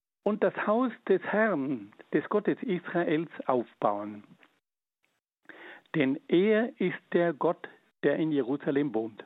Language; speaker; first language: German; native; German